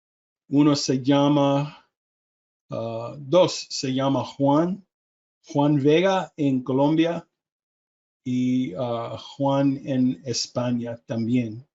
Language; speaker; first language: Spanish; non-native, learner; English